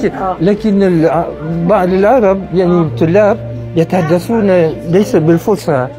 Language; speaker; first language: Arabic; non-native, fluent; Malay